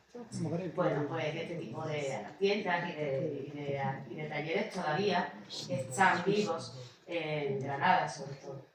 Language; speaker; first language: Spanish; native; Spanish